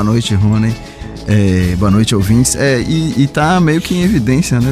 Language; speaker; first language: Portuguese; native; Portuguese